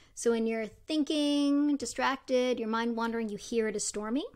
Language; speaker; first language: English; native; English